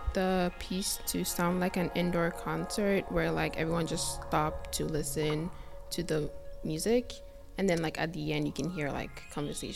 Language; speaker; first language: English; non-native, local second language; Akan